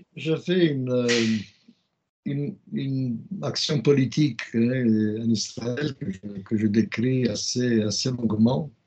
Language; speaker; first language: French; non-native, fluent; Romanian